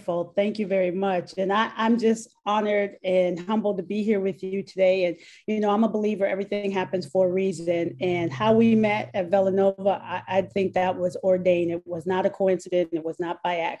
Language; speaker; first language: English; native; English